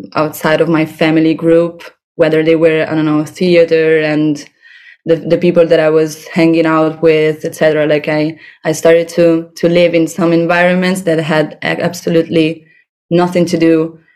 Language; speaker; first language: English; non-native, fluent; Italian